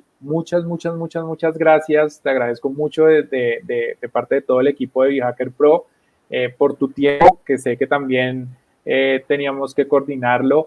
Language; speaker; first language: Spanish; native; Spanish